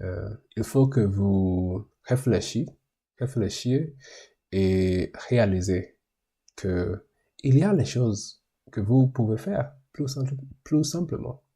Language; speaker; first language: French; non-native, learner; English